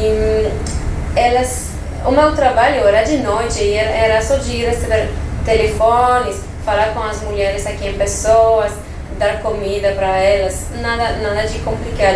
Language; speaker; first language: Portuguese; non-native, fluent; French